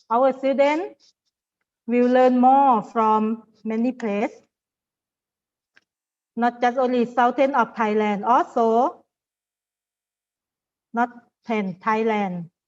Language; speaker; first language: English; non-native, learner; Thai